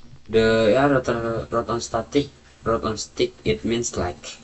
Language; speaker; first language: English; non-native, learner; Indonesian